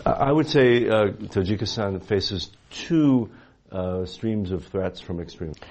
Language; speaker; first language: English; native; English